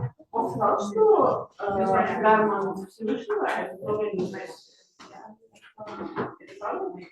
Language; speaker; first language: Russian; early bilingual, heritage; Russian